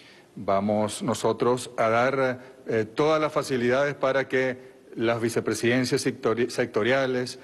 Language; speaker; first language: Spanish; native; Spanish